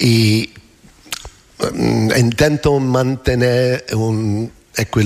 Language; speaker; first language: Spanish; non-native, learner; English